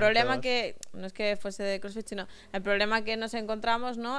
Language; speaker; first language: Spanish; native; Spanish